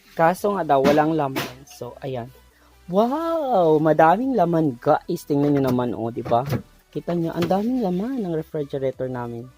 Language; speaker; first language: Filipino; non-native, local second language; Cebuano